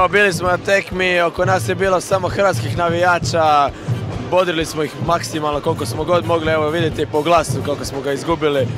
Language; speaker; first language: Croatian; native; Croatian